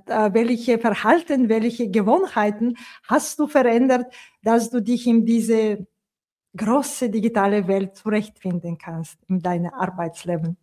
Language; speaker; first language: German; non-native, fluent; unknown